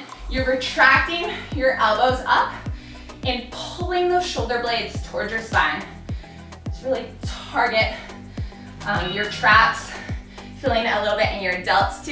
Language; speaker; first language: English; native; English